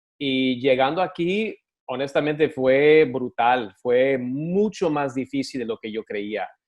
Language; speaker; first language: Spanish; early bilingual, other home language; English